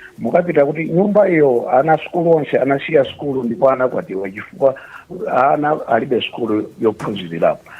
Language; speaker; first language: Nyanja; native; Nyanja